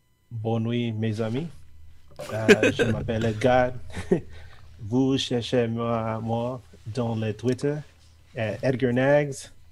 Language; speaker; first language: French; non-native, learner; English